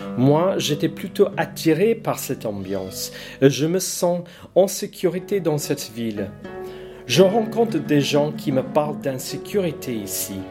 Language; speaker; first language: French; non-native, fluent; English